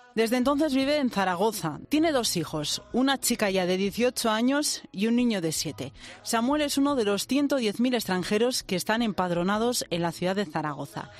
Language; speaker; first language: Spanish; native; Spanish